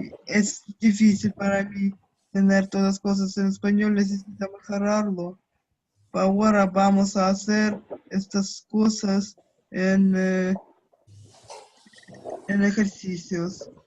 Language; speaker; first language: Spanish; non-native, learner; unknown